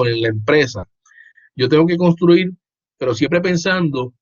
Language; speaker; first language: Spanish; native; Spanish